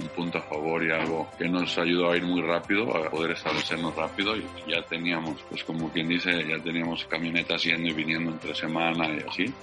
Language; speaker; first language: Spanish; native; Spanish